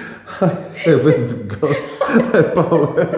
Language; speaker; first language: English; non-native, learner; Polish